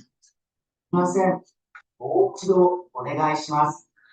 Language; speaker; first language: Japanese; non-native, learner; Indonesian